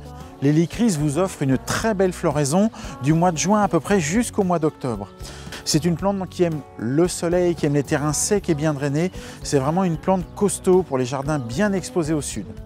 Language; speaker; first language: French; native; French